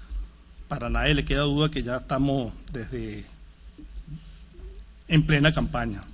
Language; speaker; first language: Spanish; native; Spanish